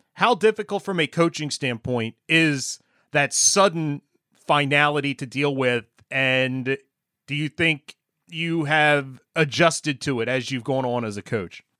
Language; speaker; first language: English; native; English